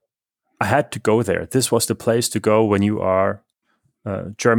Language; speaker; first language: English; non-native, fluent; German